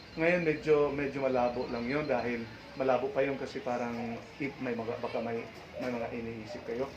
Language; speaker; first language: Filipino; non-native, local second language; Cebuano